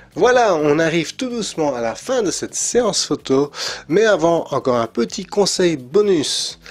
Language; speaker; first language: French; native; French